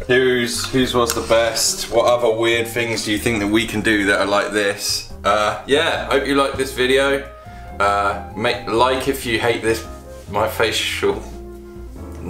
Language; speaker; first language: English; native; English